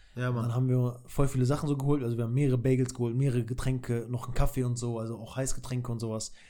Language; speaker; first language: German; early bilingual, other home language; Albanian